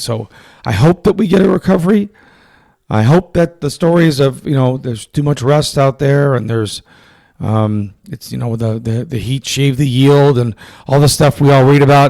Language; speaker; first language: English; native; English